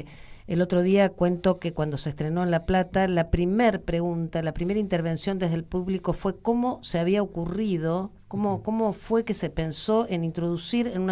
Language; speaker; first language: Spanish; native; Spanish